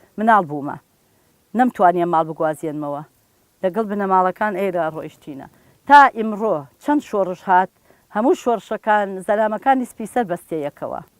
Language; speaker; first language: Central Kurdish; native; Central Kurdish